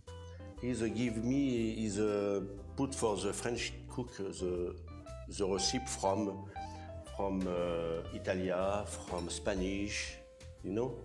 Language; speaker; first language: English; non-native, learner; French